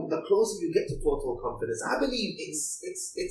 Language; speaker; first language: English; early bilingual, other home language; Cantonese